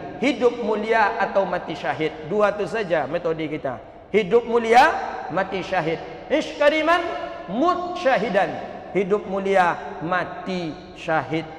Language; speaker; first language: Malay; non-native, local second language; Minangkabau